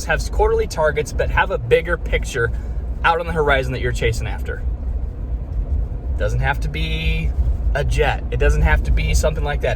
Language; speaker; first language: English; native; English